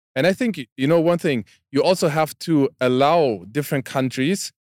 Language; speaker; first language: English; non-native, fluent; German